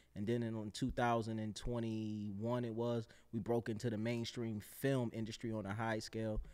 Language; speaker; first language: English; native; English